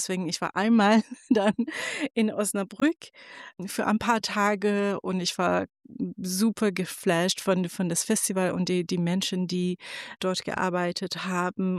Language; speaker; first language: German; non-native, fluent; Persian